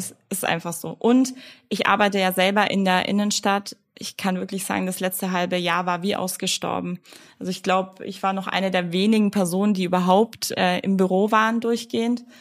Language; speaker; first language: German; native; German